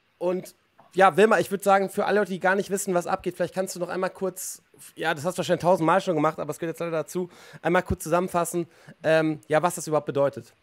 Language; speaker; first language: German; native; German